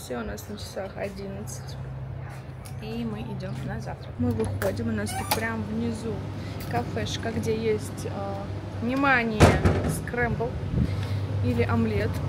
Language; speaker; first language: Russian; native; Russian